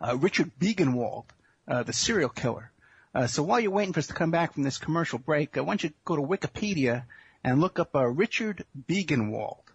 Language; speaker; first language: English; native; English